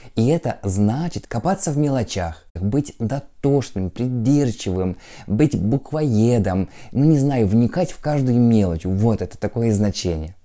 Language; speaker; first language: Russian; non-native, fluent; Polish